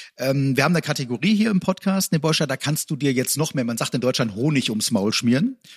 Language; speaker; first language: German; native; German